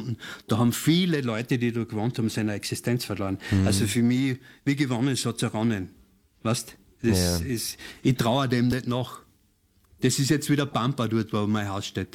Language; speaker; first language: German; native; German